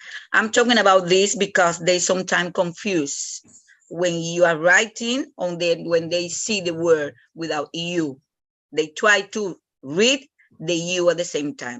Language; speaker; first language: English; non-native, fluent; Spanish